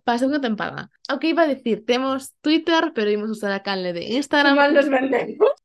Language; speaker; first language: Galician; non-native, local second language; Spanish